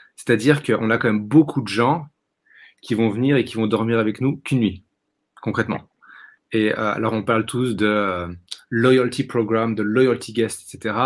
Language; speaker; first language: French; native; French